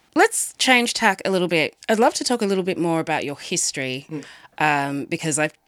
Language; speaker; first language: English; native; English